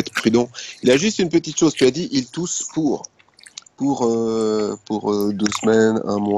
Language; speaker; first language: French; native; French